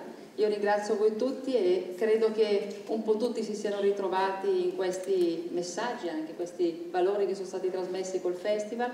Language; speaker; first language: Italian; native; Italian